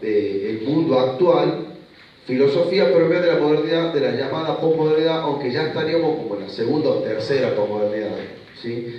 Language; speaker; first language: Spanish; native; Spanish